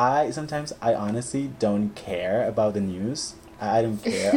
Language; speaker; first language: English; non-native, fluent; Spanish